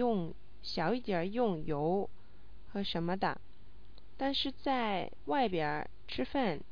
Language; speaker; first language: Chinese; non-native, learner; English